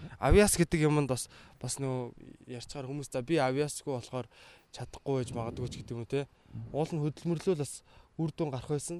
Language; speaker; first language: Mongolian; native; Mongolian